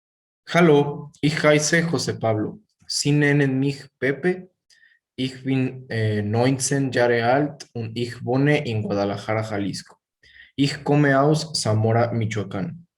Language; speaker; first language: German; non-native, learner; Spanish